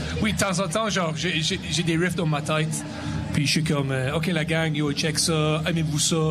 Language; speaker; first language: French; native; French